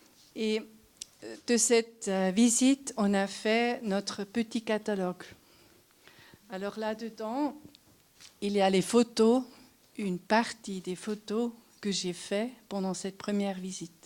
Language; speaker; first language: French; non-native, local second language; German